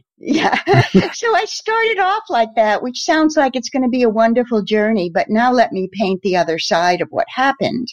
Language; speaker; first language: English; native; English